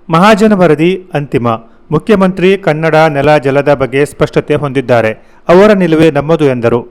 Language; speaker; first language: Kannada; native; Kannada